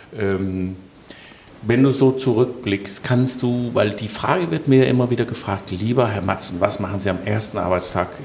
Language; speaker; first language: German; non-native, fluent; Danish